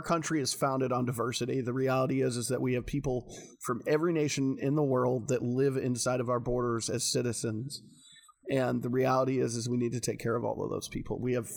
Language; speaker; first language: English; native; English